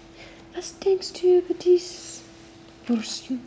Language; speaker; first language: German; non-native, learner; English